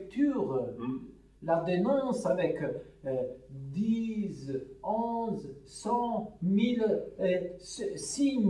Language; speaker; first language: French; non-native, fluent; Italian